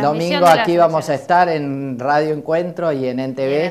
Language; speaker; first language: Spanish; native; Spanish